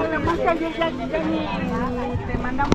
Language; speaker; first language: Spanish; native; Spanish